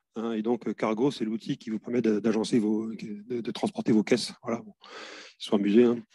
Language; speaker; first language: French; native; French